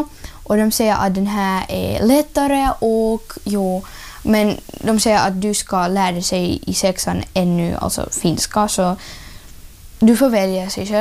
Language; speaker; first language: Swedish; non-native, learner; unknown